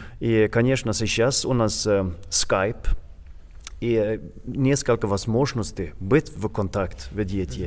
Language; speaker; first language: Russian; non-native, learner; Swedish